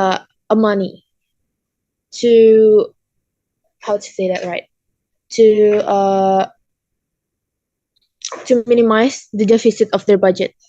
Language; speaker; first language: English; non-native, learner; Indonesian